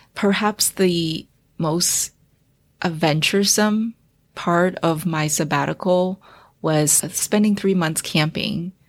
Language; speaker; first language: English; early bilingual, other home language; Chinese